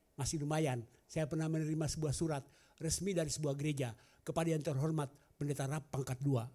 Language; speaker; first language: Indonesian; non-native, local second language; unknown